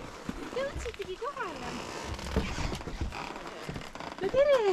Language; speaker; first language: Estonian; native; Estonian